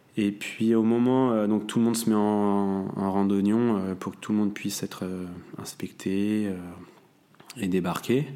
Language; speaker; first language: French; native; French